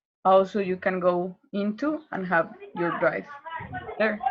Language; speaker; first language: English; non-native, learner; Spanish